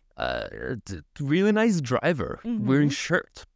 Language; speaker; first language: English; non-native, learner; Russian